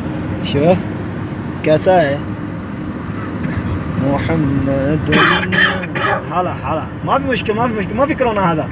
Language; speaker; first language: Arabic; non-native, learner; Punjabi